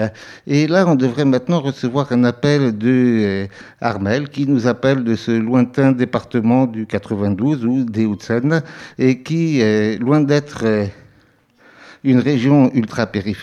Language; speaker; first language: French; native; French